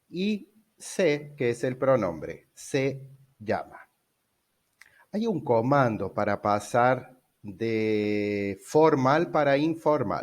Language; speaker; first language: Spanish; non-native, fluent; Portuguese